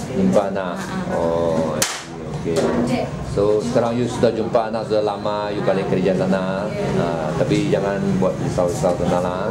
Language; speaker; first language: Malay; non-native, local second language; Chinese